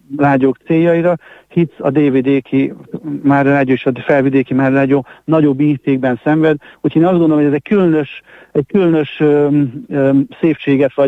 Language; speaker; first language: Hungarian; native; Hungarian